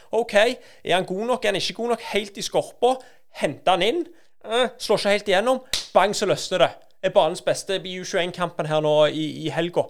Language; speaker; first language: Norwegian; native; Norwegian